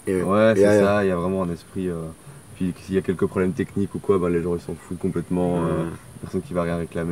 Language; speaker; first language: French; native; French